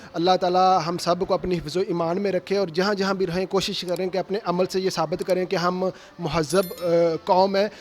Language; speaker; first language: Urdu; non-native, local second language; Punjabi